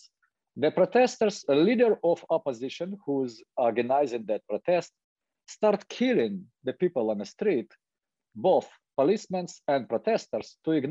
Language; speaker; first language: English; non-native, fluent; Ukrainian